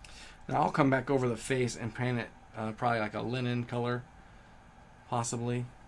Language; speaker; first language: English; native; English